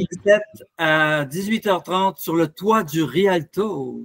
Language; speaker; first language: French; native; French